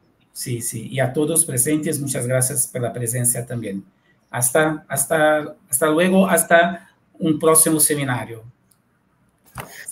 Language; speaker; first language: Spanish; non-native, fluent; Portuguese